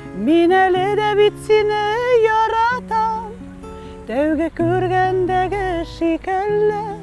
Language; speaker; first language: Tatar; non-native, local second language; Russian